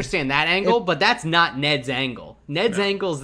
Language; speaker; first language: English; native; English